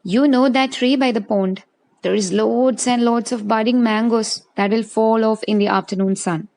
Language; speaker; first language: English; non-native, local second language; Malayalam